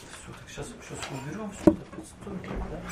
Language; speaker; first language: Russian; native; Russian